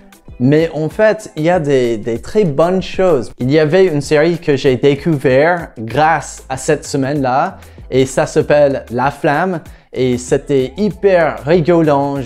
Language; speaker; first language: French; non-native, fluent; English